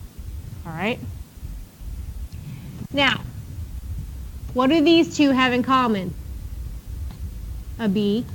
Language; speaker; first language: English; native; English